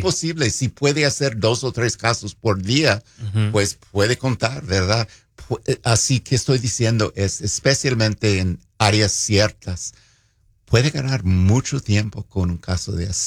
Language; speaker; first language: Spanish; non-native, fluent; English